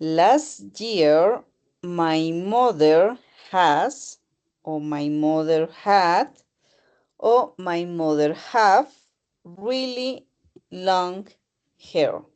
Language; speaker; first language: English; non-native, learner; Spanish